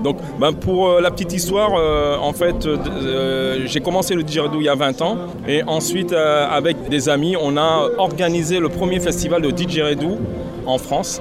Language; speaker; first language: French; native; French